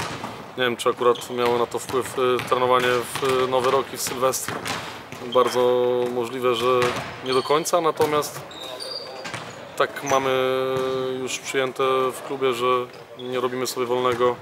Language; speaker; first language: Polish; native; Polish